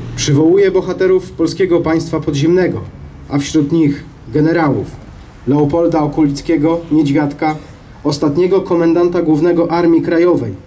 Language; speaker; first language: Polish; native; Polish